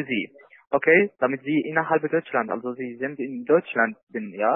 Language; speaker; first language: German; non-native, learner; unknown